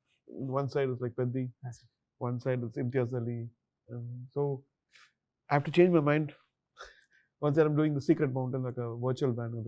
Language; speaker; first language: Telugu; non-native, learner; Tamil